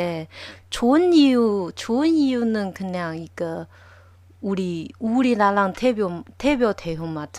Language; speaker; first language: Korean; non-native, learner; Chinese